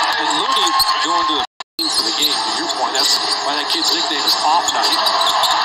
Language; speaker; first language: English; native; English